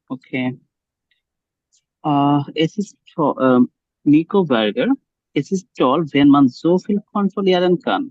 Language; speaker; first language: German; non-native, learner; Bangla